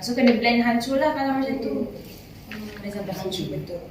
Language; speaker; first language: Malay; native; Malay